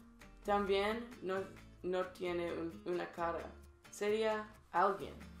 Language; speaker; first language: Spanish; non-native, learner; English